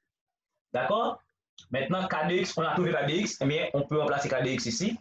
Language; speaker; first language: French; non-native, local second language; Haitian Creole